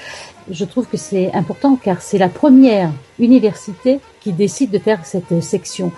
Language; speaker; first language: French; native; French